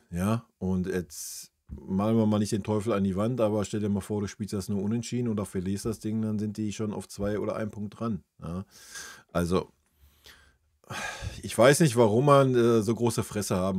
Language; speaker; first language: German; native; German